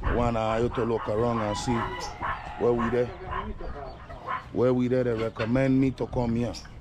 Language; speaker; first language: English; early bilingual, other home language; Spanish